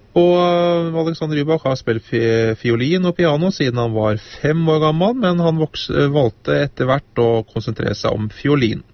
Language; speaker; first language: Norwegian; native; Norwegian